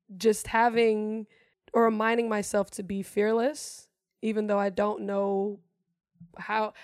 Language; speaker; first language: English; non-native, fluent; German